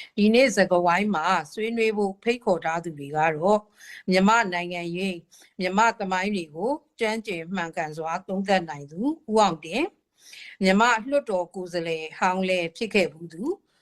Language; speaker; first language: Burmese; non-native, local second language; Rohingya